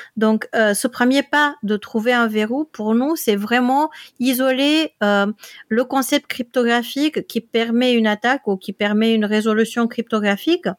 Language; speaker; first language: French; non-native, fluent; Dutch